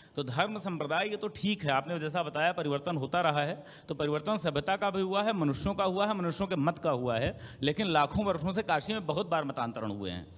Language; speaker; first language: Hindi; native; Hindi